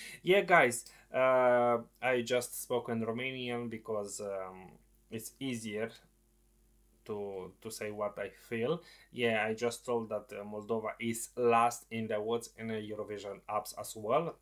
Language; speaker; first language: English; non-native, fluent; Romanian